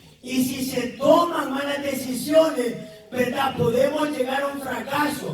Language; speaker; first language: Spanish; native; Spanish